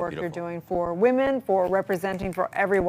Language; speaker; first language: English; native; English